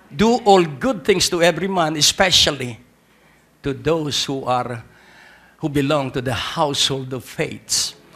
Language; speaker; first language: English; non-native, local second language; Filipino